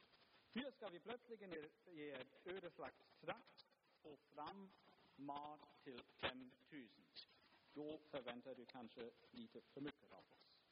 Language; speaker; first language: Swedish; non-native, fluent; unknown